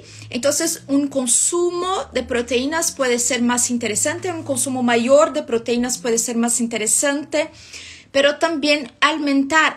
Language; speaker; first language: Spanish; non-native, fluent; Portuguese